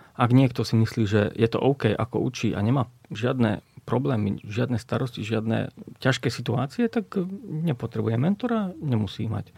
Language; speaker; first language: Slovak; non-native, local second language; Hungarian